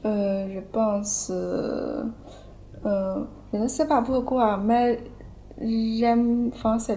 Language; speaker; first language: French; non-native, learner; Chinese